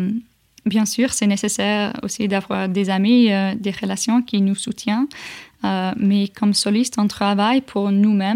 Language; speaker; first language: French; non-native, fluent; English